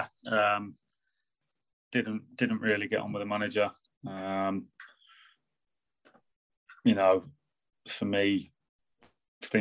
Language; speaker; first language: English; native; English